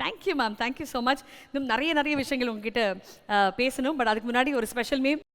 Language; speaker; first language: Tamil; native; Tamil